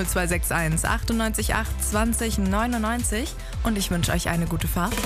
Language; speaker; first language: German; native; German